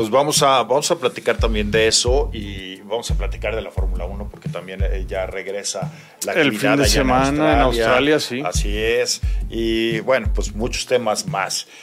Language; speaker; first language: Spanish; native; Spanish